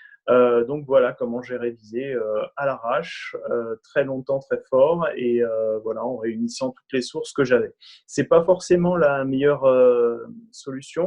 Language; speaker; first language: French; native; French